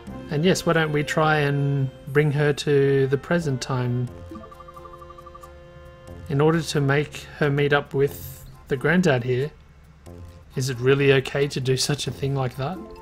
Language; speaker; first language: English; native; English